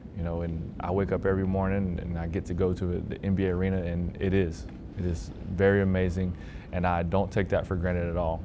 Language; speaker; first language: English; native; English